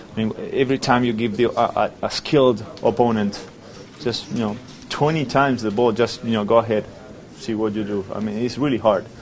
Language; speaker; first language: English; non-native, fluent; Spanish